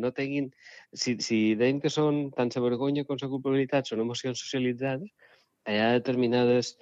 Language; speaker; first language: Catalan; native; Catalan